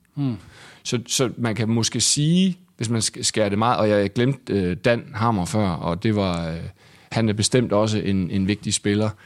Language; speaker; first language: Danish; native; Danish